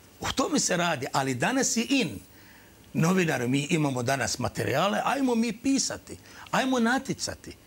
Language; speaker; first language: Croatian; non-native, fluent; Arabic